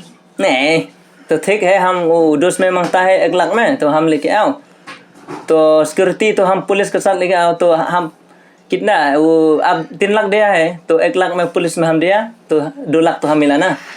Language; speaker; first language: Hindi; non-native, local second language; Khasi